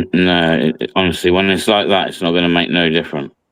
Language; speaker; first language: English; native; English